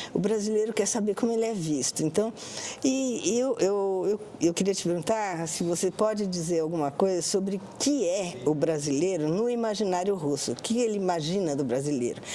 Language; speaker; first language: Portuguese; native; Portuguese